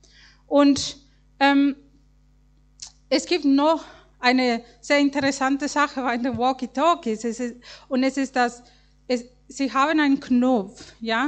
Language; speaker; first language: German; non-native, fluent; Spanish